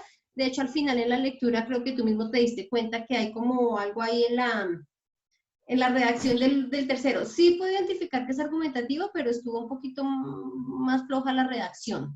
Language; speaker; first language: Spanish; native; Spanish